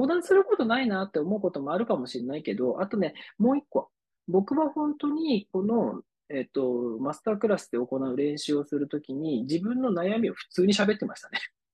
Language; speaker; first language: Japanese; native; Japanese